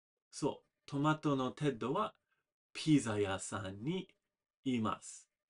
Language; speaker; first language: Japanese; non-native, fluent; English